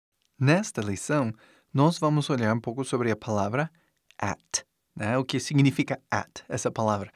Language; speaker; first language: Portuguese; non-native, fluent; English